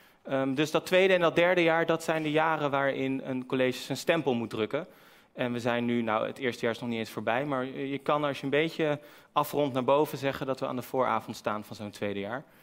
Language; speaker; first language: Dutch; native; Dutch